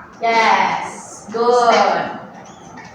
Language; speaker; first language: English; non-native, learner; Indonesian